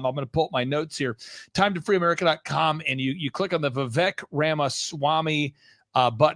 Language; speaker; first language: English; native; English